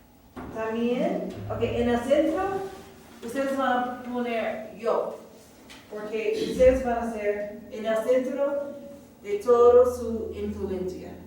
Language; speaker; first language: Spanish; non-native, fluent; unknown